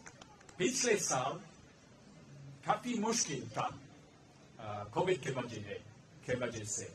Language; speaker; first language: Hindi; non-native, learner; English